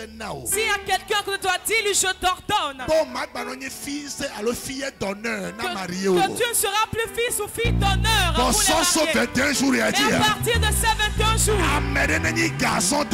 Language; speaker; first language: French; non-native, local second language; Ewe